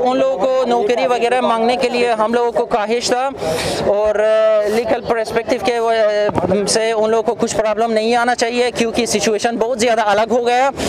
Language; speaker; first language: Hindi; non-native, fluent; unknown